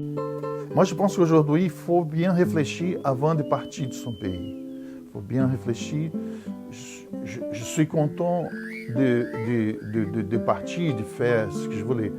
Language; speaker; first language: French; non-native, fluent; Portuguese